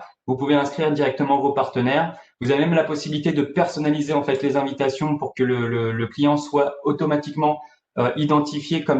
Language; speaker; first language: French; native; French